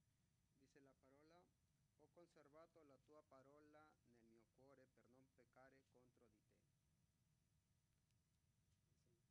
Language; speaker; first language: Italian; non-native, fluent; Spanish